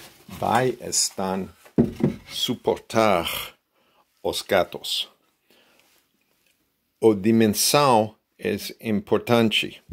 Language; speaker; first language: Portuguese; non-native, learner; Spanish